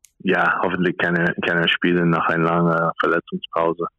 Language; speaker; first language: German; non-native, fluent; English